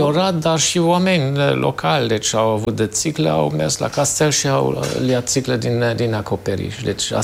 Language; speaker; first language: Romanian; non-native, fluent; German